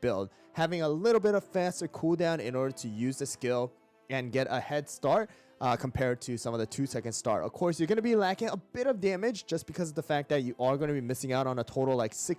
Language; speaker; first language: English; native; English